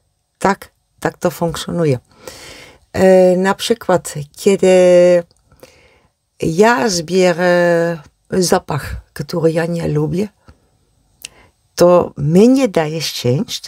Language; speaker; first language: Polish; non-native, learner; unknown